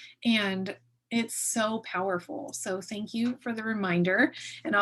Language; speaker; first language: English; native; English